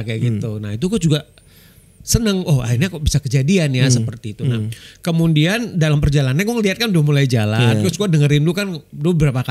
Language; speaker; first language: Indonesian; native; Indonesian